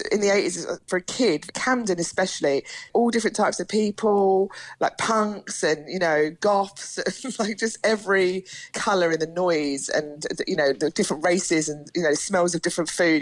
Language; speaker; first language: English; native; English